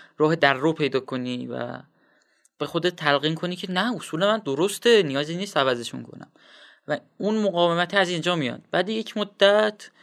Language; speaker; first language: Persian; non-native, local second language; Azerbaijani